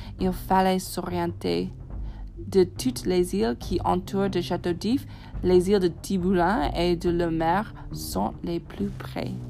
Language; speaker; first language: French; non-native, fluent; English